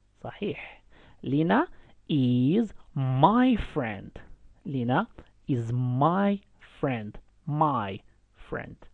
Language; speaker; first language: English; non-native, fluent; Arabic